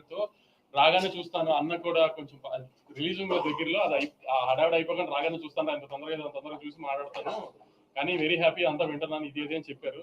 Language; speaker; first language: Telugu; native; Telugu